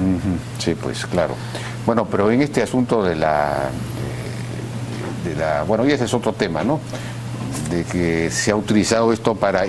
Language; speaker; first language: Spanish; native; Spanish